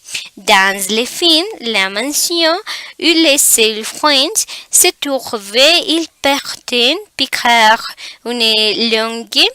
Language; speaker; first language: French; non-native, learner; Spanish